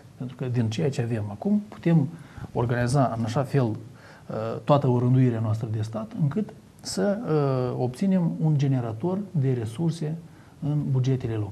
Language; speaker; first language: Romanian; native; Romanian